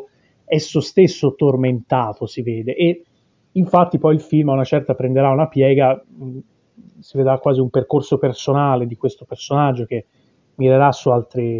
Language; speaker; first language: Italian; native; Italian